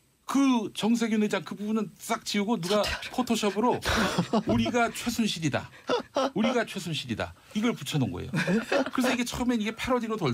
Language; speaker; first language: Korean; native; Korean